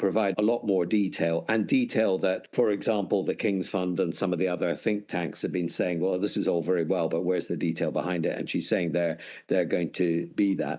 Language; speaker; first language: English; native; English